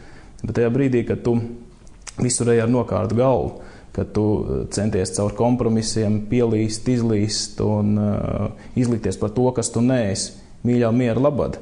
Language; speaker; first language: Latvian; native; Latvian